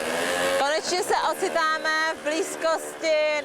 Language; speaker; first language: Czech; native; Czech